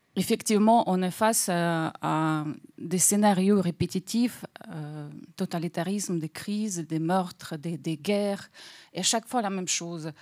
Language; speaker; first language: French; non-native, fluent; Russian